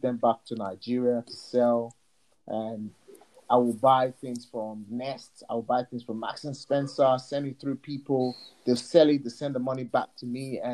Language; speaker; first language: English; non-native, local second language; Yoruba